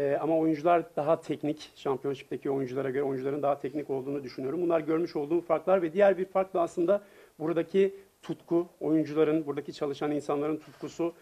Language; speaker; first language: Turkish; native; Turkish